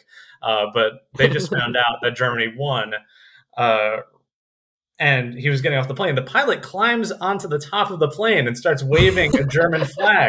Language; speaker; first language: English; native; English